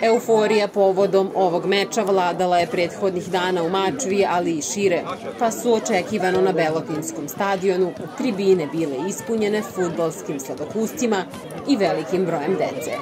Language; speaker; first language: Serbian; native; Serbian